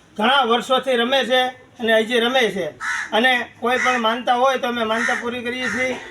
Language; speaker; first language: Gujarati; native; Gujarati